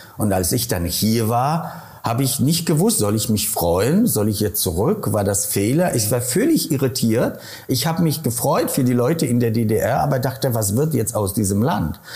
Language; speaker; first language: German; non-native, fluent; Polish